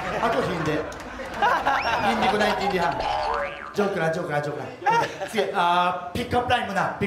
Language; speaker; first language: Filipino; non-native, learner; Japanese